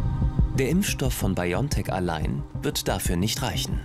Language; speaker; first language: German; native; German